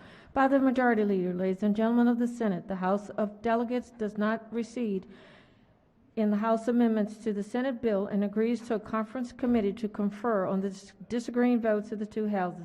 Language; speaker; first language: English; native; English